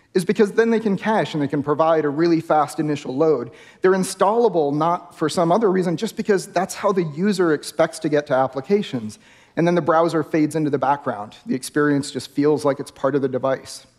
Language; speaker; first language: English; native; English